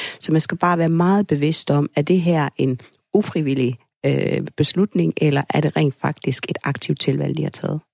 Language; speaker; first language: Danish; early bilingual, other home language; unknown